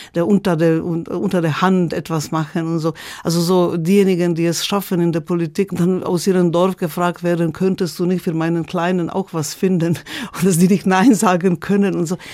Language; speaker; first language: German; non-native, fluent; Croatian